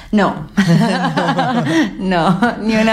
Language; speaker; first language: Catalan; non-native, learner; Spanish